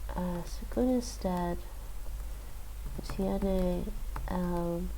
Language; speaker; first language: Spanish; non-native, learner; English